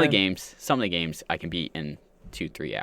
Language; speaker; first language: English; native; English